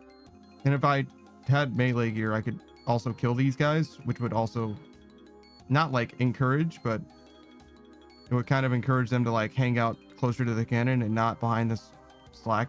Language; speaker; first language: English; native; English